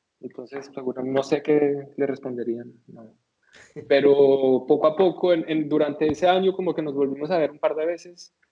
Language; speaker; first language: Spanish; native; Spanish